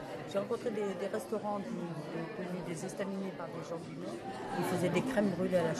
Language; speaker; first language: French; native; French